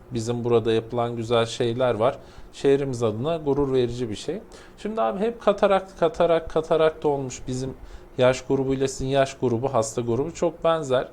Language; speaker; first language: Turkish; native; Turkish